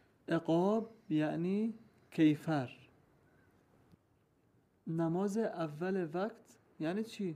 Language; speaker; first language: Persian; non-native, learner; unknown